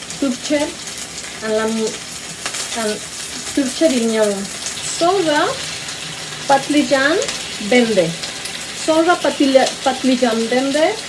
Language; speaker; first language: Turkish; non-native, learner; Spanish